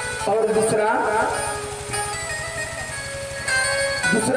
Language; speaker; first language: Hindi; native; Hindi